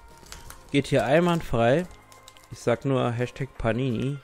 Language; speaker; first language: German; native; German